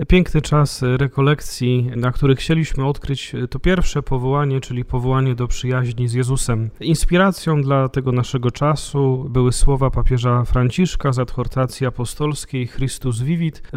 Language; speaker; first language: Polish; native; Polish